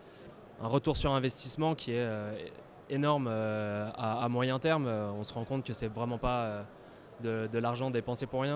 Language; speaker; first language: French; native; French